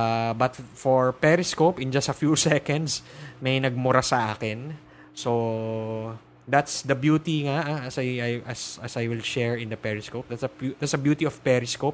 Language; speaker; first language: English; non-native, local second language; Filipino